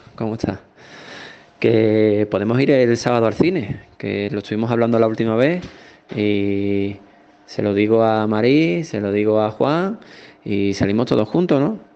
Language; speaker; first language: Spanish; native; Spanish